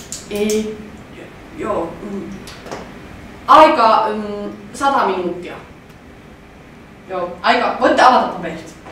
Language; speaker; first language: Finnish; native; Finnish